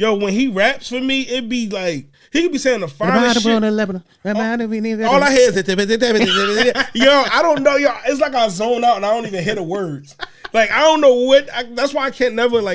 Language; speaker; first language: English; native; English